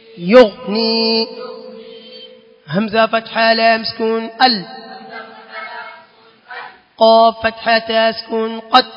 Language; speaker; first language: Arabic; non-native, learner; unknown